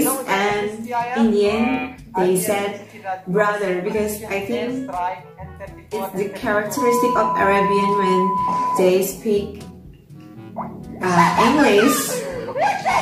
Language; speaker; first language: English; non-native, learner; Indonesian